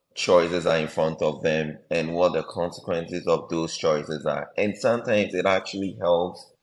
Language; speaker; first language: English; non-native, local second language; Akan